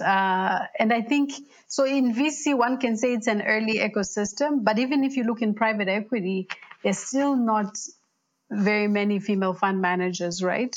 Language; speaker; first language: English; non-native, local second language; Shona